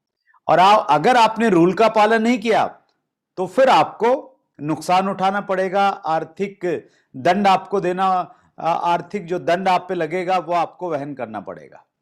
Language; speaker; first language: Hindi; native; Hindi